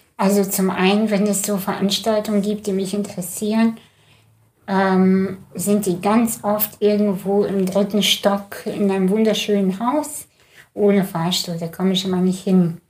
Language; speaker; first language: German; early bilingual, other home language; Russian